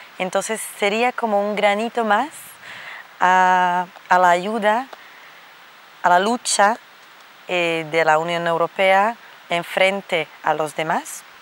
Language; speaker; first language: Spanish; non-native, fluent; Slovak